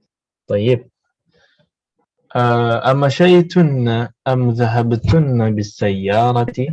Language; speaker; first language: Arabic; non-native, fluent; Indonesian